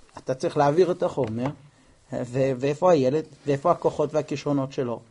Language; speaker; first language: Hebrew; non-native, fluent; English